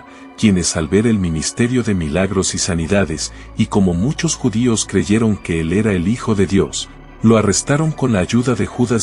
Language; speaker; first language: Spanish; native; Spanish